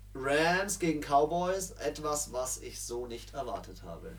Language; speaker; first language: German; native; German